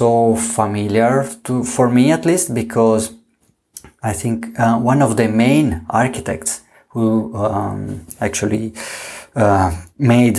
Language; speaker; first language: English; non-native, fluent; Italian